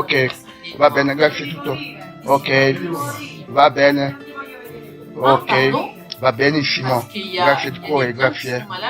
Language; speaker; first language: Italian; non-native, learner; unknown